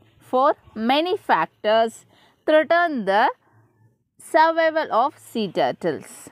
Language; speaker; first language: English; non-native, local second language; Tamil